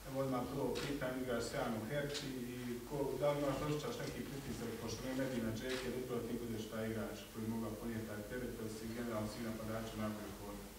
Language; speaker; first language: Bosnian; native; Bosnian